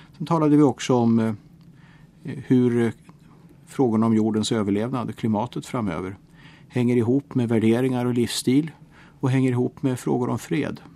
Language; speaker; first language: Swedish; native; Swedish